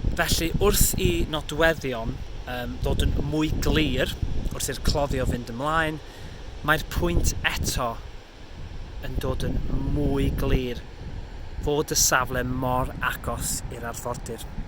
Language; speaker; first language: Welsh; native; Welsh